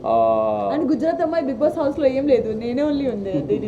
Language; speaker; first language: Telugu; non-native, learner; Gujarati